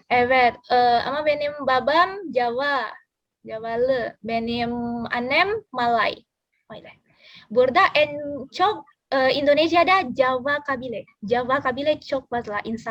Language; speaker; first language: Turkish; non-native, learner; Indonesian